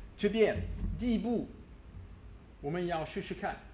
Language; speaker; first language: Chinese; non-native, learner; French